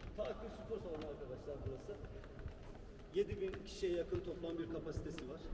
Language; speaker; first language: Turkish; native; Turkish